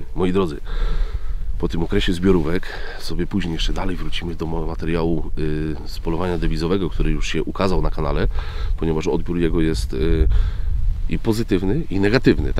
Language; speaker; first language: Polish; native; Polish